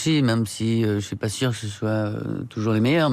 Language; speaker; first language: French; native; French